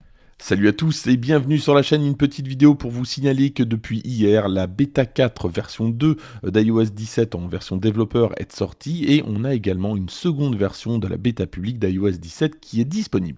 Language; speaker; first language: French; native; French